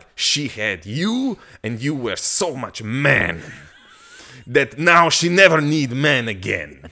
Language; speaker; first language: English; native; English